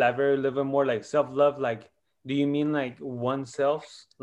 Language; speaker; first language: English; non-native, fluent; Spanish